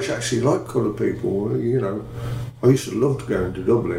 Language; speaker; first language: English; native; English